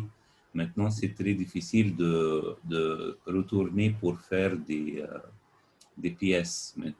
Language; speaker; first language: French; non-native, fluent; Arabic